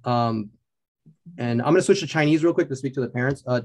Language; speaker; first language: English; early bilingual, other home language; Chinese